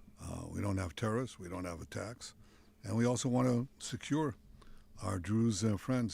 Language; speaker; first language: English; non-native, fluent; Hebrew